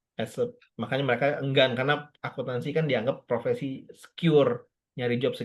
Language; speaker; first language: Indonesian; native; Indonesian